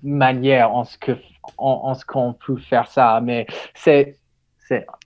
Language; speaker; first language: French; non-native, learner; English